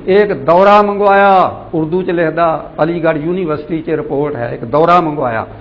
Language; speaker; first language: Hindi; non-native, local second language; Punjabi